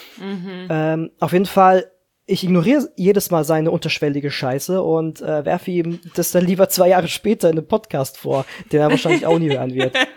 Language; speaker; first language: German; early bilingual, other home language; Slovak